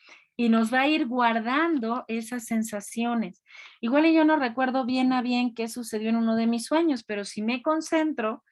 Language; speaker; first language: Spanish; native; Spanish